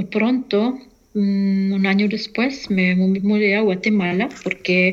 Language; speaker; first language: Spanish; non-native, fluent; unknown